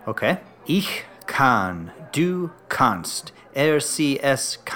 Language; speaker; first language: German; non-native, learner; English